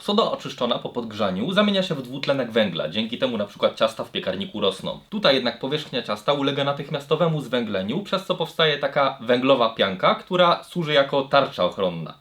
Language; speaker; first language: Polish; native; Polish